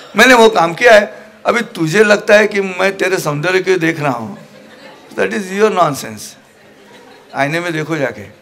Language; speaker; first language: Hindi; non-native, local second language; Marathi